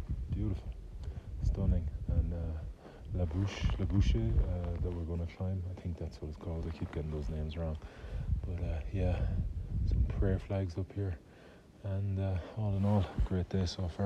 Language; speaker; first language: English; native; English